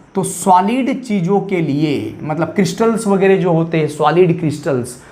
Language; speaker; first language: Hindi; non-native, local second language; Marathi